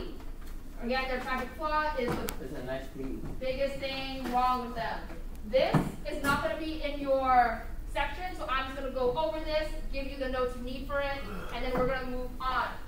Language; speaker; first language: English; native; English